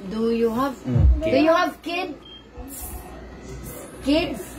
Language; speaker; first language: English; non-native, learner; Cebuano